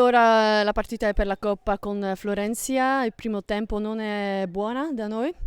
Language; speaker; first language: Italian; non-native, learner; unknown